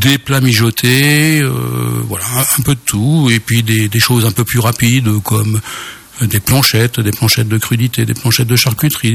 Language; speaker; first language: French; native; French